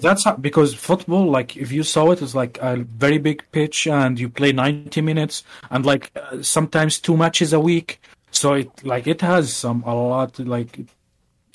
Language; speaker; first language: English; non-native, fluent; Arabic